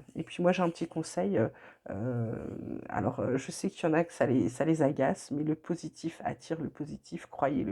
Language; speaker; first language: French; native; French